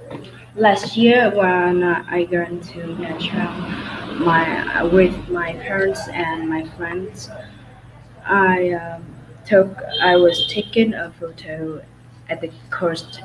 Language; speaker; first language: English; non-native, learner; Vietnamese